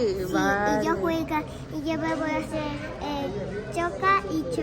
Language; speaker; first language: Spanish; early bilingual, other home language; Filipino